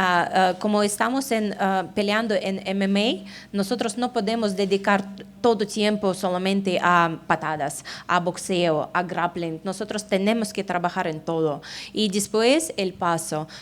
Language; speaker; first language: Spanish; non-native, fluent; Russian